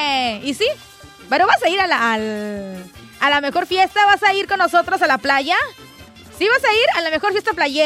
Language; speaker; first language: Spanish; native; Spanish